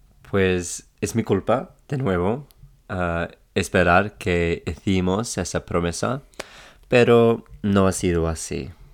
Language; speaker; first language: Spanish; non-native, fluent; English